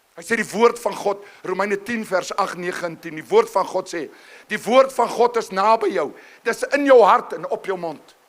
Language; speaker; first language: Afrikaans; native; Afrikaans